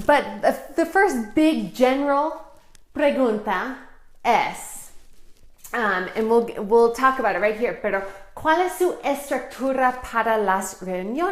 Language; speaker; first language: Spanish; non-native, fluent; English